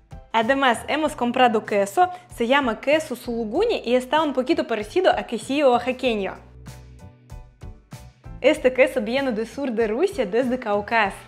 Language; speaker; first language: Spanish; non-native, fluent; Russian